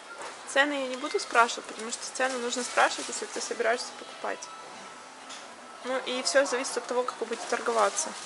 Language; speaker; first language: Russian; native; Russian